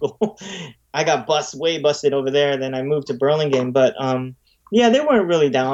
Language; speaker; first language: English; native; English